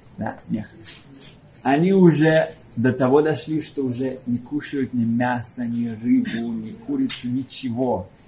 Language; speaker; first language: Russian; early bilingual, heritage; Russian